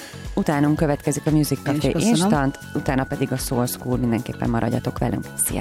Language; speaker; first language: Hungarian; native; Hungarian